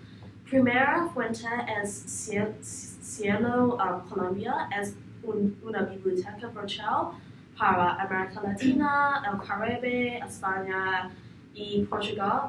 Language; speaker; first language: Spanish; non-native, learner; English